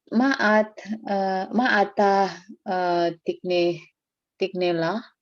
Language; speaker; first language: Hebrew; non-native, learner; Indonesian